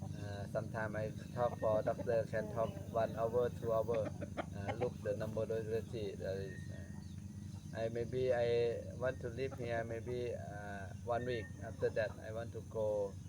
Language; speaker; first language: English; non-native, learner; Thai